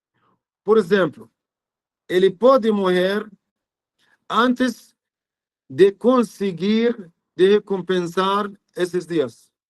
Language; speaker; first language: Portuguese; non-native, fluent; Arabic